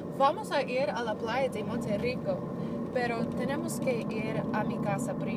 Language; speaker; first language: Spanish; non-native, learner; English